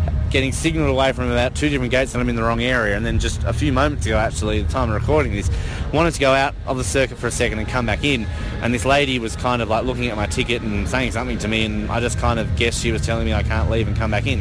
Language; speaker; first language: English; native; English